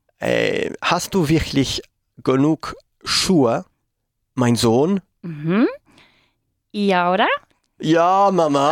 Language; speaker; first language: German; non-native, fluent; Spanish